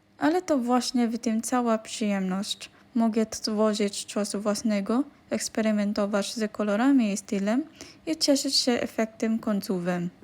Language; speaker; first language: Polish; non-native, learner; Filipino